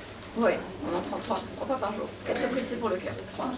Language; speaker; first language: French; native; French